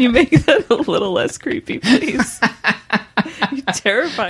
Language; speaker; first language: English; native; English